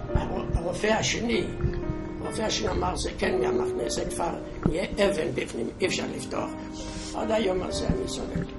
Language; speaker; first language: Hebrew; non-native, fluent; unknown